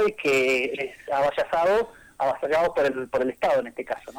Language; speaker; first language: Spanish; native; Spanish